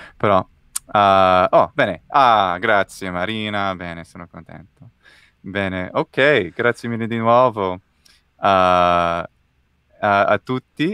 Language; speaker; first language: Italian; non-native, fluent; English